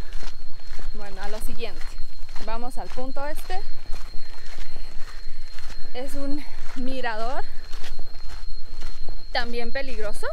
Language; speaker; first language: Spanish; native; Spanish